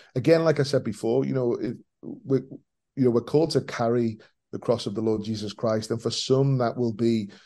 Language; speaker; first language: English; native; English